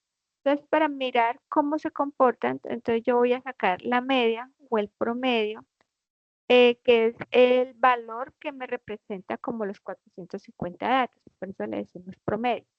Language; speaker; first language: Spanish; native; Spanish